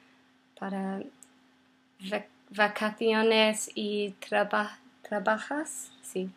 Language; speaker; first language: Spanish; non-native, learner; English